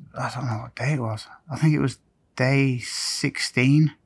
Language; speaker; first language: English; native; English